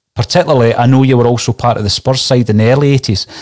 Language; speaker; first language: English; native; English